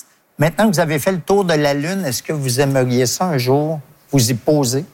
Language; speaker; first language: French; native; French